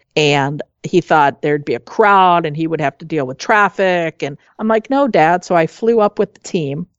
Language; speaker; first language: English; native; English